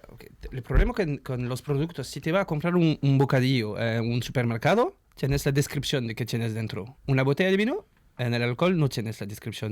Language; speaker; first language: Spanish; non-native, learner; French